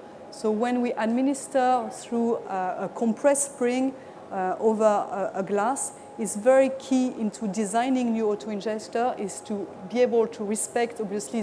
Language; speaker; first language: English; non-native, fluent; French